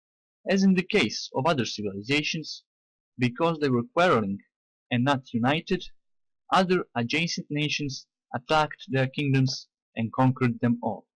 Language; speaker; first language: English; non-native, fluent; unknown